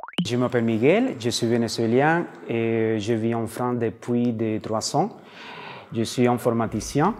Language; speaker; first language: French; non-native, learner; Spanish